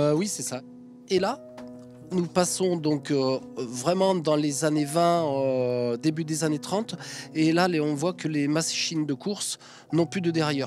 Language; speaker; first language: French; native; French